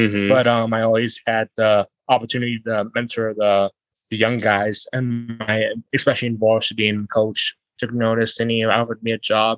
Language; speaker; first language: English; native; English